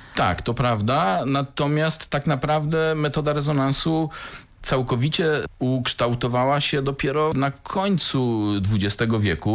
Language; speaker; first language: Polish; native; Polish